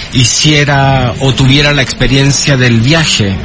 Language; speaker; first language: Spanish; native; Spanish